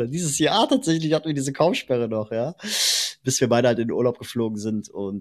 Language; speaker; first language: German; native; German